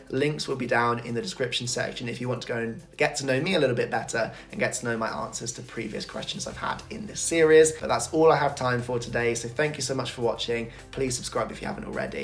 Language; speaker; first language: English; native; English